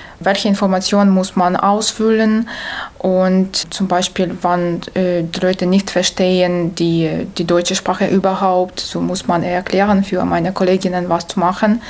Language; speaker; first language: German; non-native, learner; Ukrainian